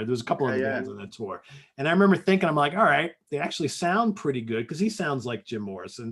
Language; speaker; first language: English; native; English